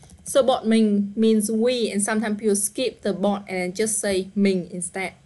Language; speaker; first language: English; non-native, fluent; Vietnamese